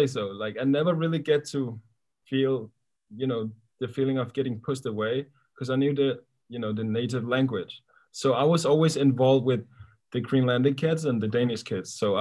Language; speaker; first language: English; non-native, fluent; Kalaallisut